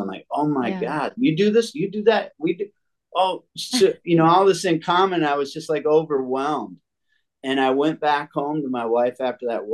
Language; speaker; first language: English; native; English